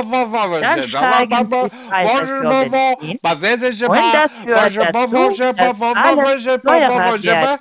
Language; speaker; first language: German; non-native, fluent; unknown